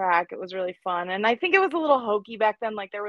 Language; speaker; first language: English; native; English